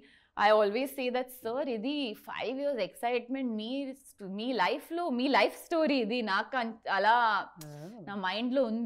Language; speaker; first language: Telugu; non-native, learner; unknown